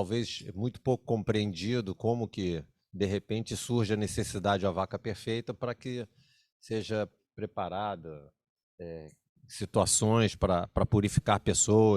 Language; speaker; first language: Portuguese; native; Portuguese